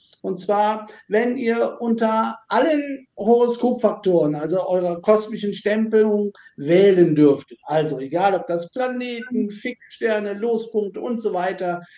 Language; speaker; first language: German; native; German